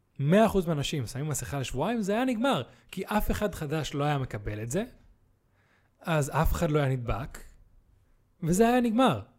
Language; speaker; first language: Hebrew; native; Hebrew